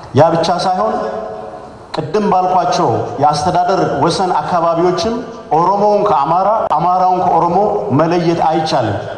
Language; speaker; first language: Amharic; non-native, local second language; Oromo